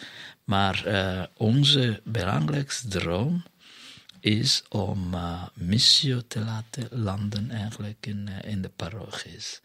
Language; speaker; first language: Dutch; non-native, fluent; Kinyarwanda